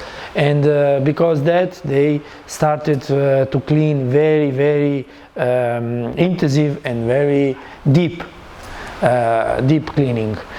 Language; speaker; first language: English; non-native, learner; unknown